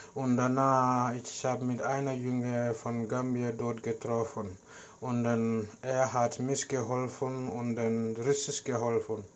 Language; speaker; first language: German; non-native, learner; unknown